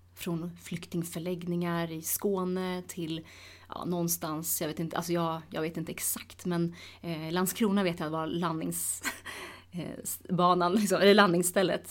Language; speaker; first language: Swedish; early bilingual, other home language; Tigrinya